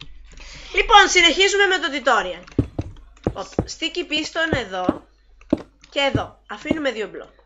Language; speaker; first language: Greek; native; Greek